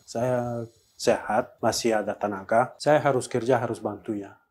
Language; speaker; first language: Indonesian; non-native, learner; Persian